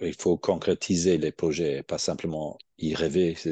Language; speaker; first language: French; non-native, fluent; English